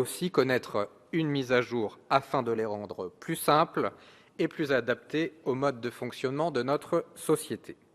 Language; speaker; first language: French; native; French